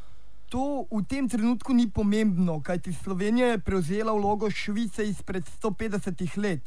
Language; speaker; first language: Slovenian; native; Slovenian